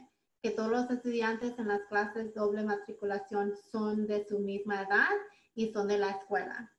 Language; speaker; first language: Spanish; early bilingual, heritage; Spanish